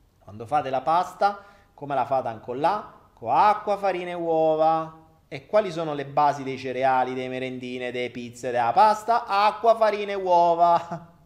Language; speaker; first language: Italian; native; Italian